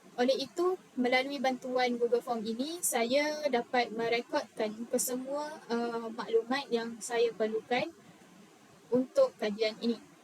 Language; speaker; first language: Malay; native; Malay